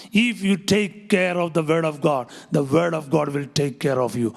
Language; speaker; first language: English; non-native, local second language; Hindi